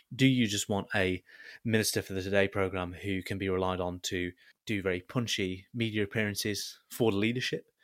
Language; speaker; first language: English; native; English